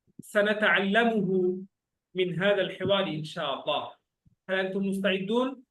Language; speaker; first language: Arabic; non-native, fluent; Bangla